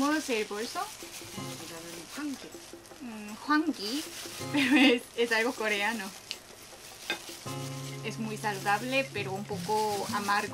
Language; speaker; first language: Spanish; non-native, fluent; Korean